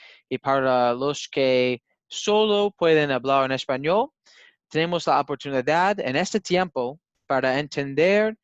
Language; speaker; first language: Spanish; non-native, learner; English